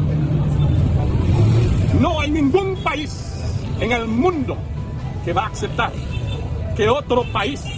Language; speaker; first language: Spanish; non-native, learner; Haitian Creole